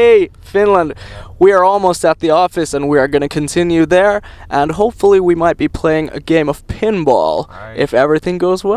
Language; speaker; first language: English; non-native, fluent; Finnish